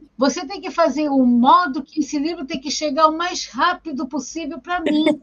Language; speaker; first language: Portuguese; early bilingual, other home language; Italian